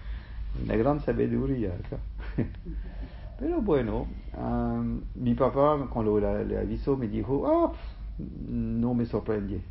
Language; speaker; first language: Spanish; non-native, fluent; French